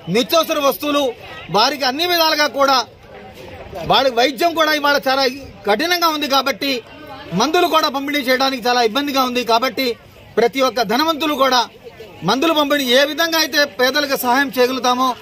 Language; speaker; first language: Telugu; non-native, local second language; Urdu